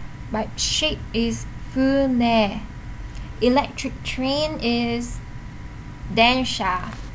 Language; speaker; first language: English; non-native, learner; Vietnamese